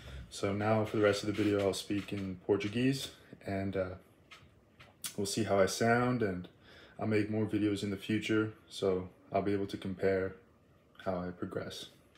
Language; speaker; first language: English; native; English